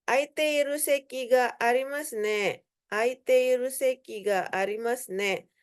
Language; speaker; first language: Japanese; non-native, fluent; Indonesian